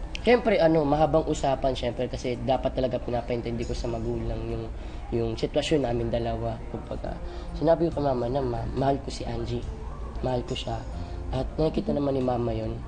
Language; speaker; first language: Filipino; native; Filipino